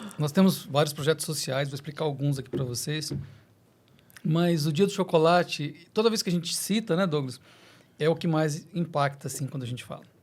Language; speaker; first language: Portuguese; native; Portuguese